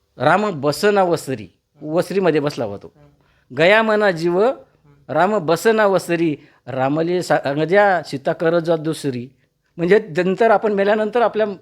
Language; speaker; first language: Marathi; native; Marathi